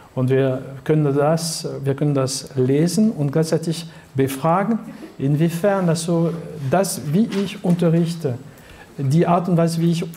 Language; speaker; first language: German; non-native, fluent; French